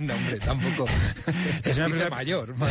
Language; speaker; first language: Spanish; native; Spanish